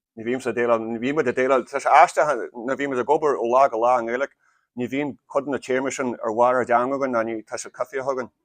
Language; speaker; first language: Irish; native; Irish